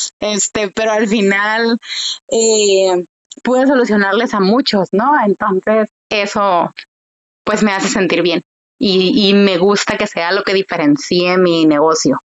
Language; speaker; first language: Spanish; early bilingual, heritage; Spanish